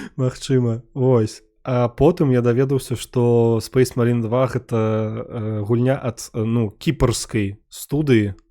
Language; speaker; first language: Belarusian; non-native, local second language; Russian